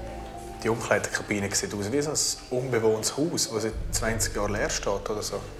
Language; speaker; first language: German; native; German